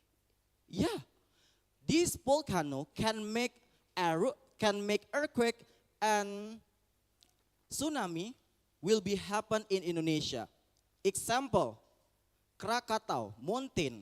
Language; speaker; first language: English; non-native, learner; Indonesian